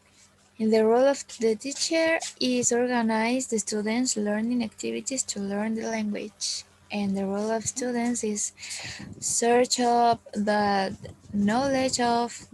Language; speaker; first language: English; non-native, learner; Spanish